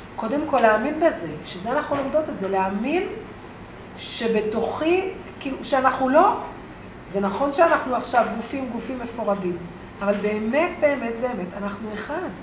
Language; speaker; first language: Hebrew; native; Hebrew